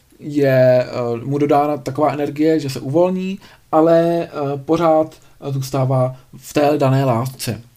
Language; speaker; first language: Czech; native; Czech